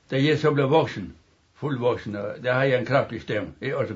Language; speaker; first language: Danish; native; Danish